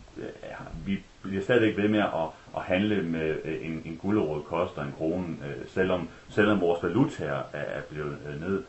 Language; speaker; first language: Danish; native; Danish